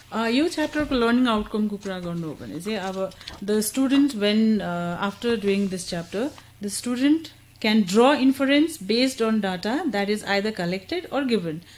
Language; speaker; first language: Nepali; native; Nepali